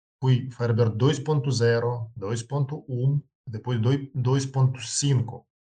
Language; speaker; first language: Portuguese; non-native, learner; Russian